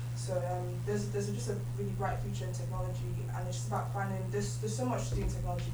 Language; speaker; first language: English; native; English